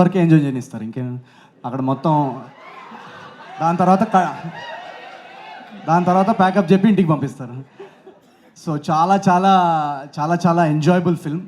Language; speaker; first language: Telugu; native; Telugu